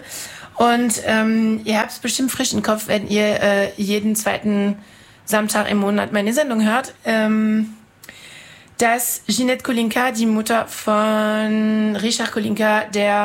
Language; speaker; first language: German; non-native, fluent; French